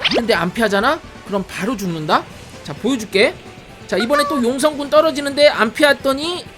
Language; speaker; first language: Korean; native; Korean